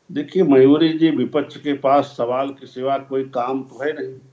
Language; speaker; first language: Hindi; native; Hindi